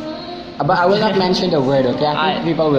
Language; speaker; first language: English; non-native, fluent; Indonesian